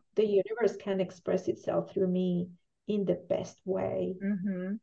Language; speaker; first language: English; non-native, fluent; Spanish